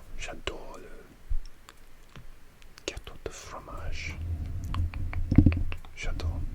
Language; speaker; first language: French; non-native, learner; English